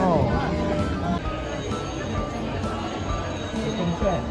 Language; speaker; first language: Chinese; non-native, fluent; Japanese